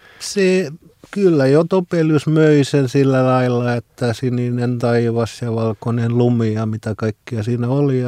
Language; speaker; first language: Finnish; non-native, local second language; Swedish